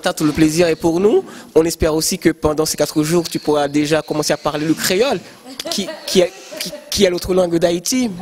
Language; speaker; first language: French; non-native, local second language; Haitian Creole